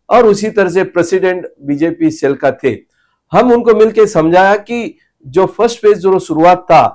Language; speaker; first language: Hindi; non-native, local second language; Marathi